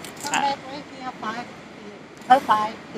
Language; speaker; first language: English; non-native, learner; Thai